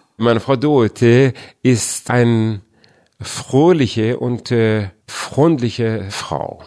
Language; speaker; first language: German; non-native, fluent; Persian